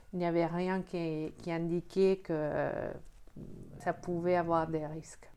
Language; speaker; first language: French; non-native, fluent; Spanish